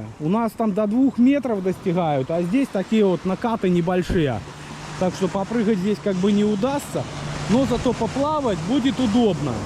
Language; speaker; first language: Russian; native; Russian